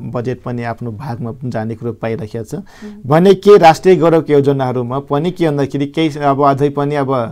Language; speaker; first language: Nepali; non-native, local second language; Rana Tharu